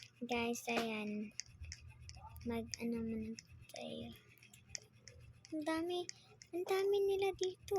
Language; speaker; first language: Filipino; non-native, local second language; Cebuano